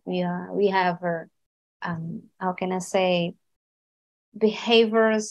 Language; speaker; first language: English; non-native, learner; Portuguese